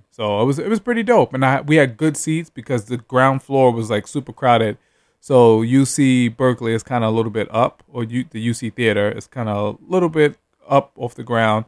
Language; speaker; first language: English; native; English